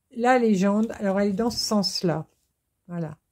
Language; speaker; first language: French; native; French